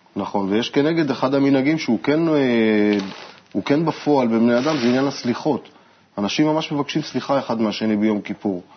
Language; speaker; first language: Hebrew; native; Hebrew